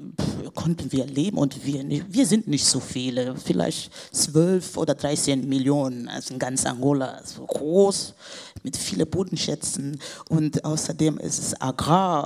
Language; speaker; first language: German; non-native, fluent; Portuguese